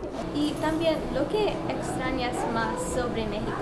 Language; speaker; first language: Spanish; non-native, learner; English